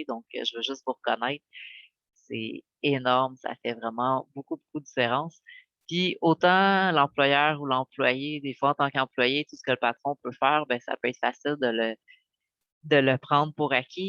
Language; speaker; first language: French; native; French